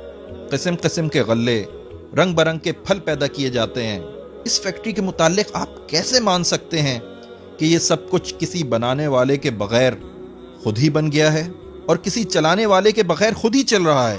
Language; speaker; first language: Urdu; native; Urdu